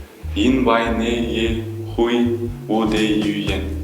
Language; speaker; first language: Chinese; non-native, fluent; Turkish